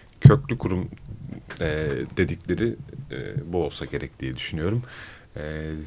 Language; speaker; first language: Turkish; native; Turkish